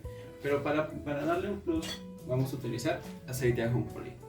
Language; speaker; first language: Spanish; native; Spanish